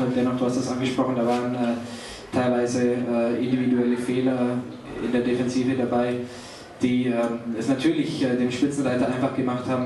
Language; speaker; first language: German; native; German